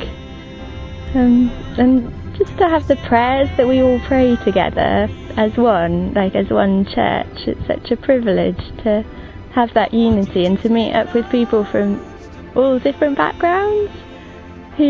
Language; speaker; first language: English; native; English